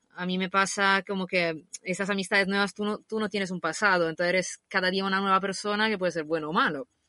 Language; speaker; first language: Spanish; non-native, fluent; Italian